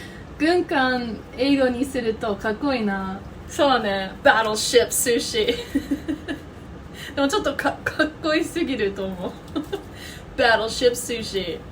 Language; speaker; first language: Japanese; non-native, learner; English